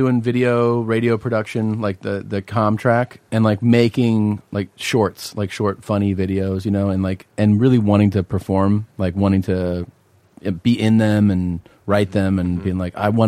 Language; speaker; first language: English; native; English